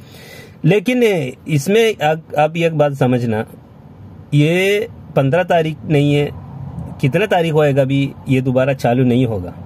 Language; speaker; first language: Hindi; non-native, local second language; Malayalam